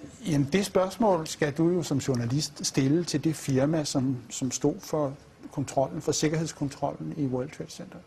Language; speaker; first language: Danish; native; Danish